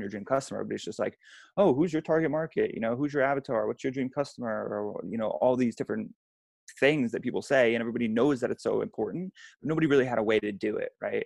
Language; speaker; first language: English; native; English